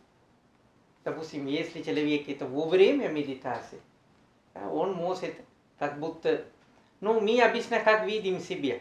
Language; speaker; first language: Russian; non-native, learner; Sinhala